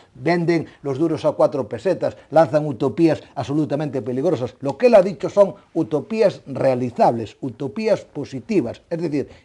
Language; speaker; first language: Spanish; native; Spanish